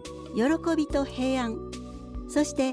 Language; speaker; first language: Japanese; native; Japanese